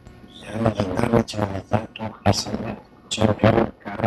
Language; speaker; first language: Russian; non-native, learner; Uzbek